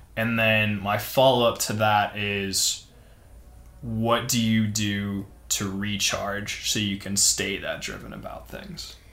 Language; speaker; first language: English; native; English